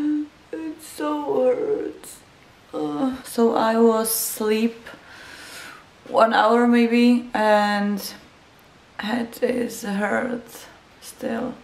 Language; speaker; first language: English; non-native, learner; Czech